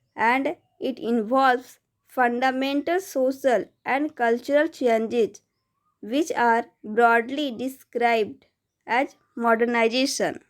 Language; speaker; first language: English; non-native, local second language; Hindi